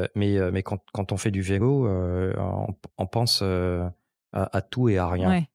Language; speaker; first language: French; native; French